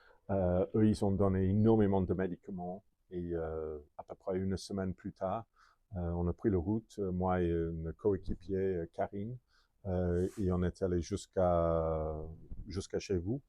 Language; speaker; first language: French; non-native, fluent; English